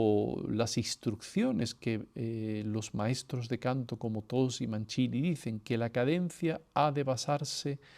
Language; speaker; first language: Spanish; native; Spanish